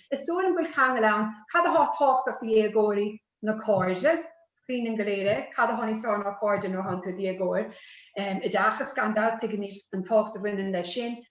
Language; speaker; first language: Irish; native; Irish